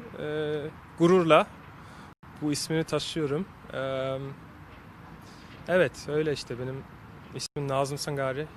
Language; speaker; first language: Turkish; early bilingual, heritage; Turkish